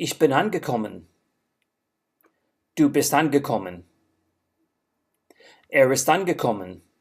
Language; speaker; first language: German; non-native, fluent; English